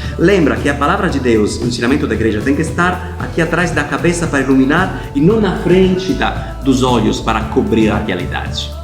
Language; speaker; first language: Portuguese; non-native, fluent; Italian